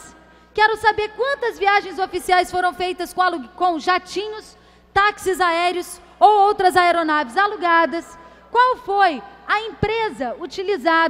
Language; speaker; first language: Portuguese; native; Portuguese